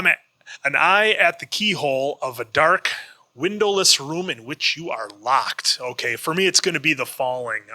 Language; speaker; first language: English; native; English